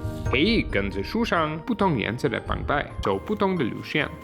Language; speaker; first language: Chinese; native; Chinese